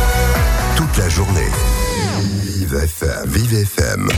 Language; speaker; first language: French; native; French